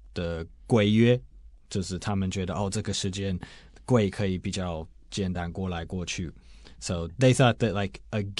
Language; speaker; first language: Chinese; non-native, fluent; English